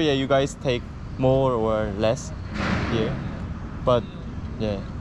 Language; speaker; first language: English; non-native, fluent; Korean